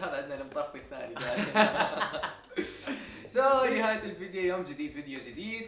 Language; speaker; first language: Arabic; native; Arabic